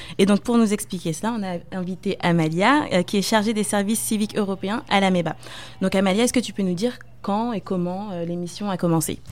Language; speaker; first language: French; native; French